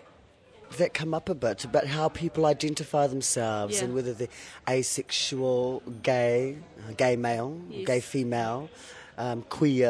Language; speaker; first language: English; native; English